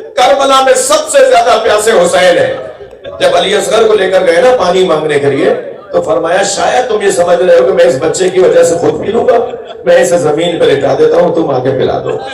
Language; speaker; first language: Urdu; non-native, local second language; Sindhi